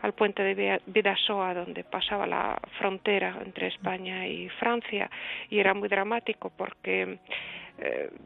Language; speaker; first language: Spanish; early bilingual, other home language; Russian